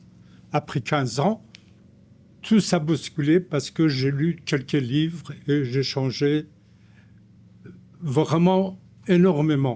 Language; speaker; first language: French; non-native, fluent; Persian